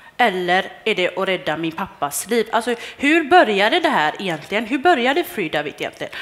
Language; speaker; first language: Swedish; early bilingual, other home language; Tigrinya